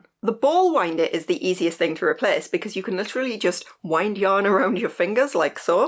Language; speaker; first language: English; native; English